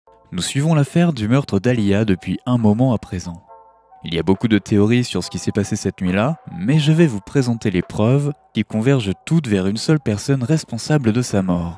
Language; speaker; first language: French; native; French